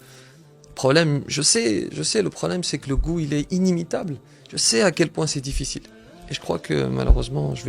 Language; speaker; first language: French; native; French